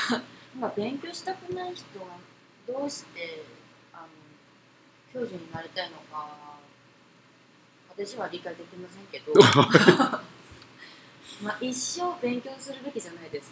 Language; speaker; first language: Japanese; non-native, fluent; Korean